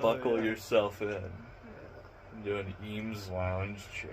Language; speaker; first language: English; native; English